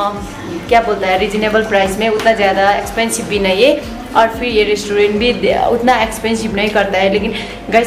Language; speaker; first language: Hindi; non-native, local second language; Nepali